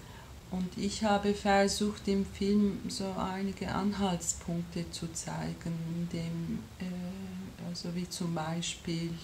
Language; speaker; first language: German; non-native, fluent; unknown